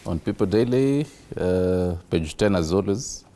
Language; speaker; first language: English; non-native, local second language; Swahili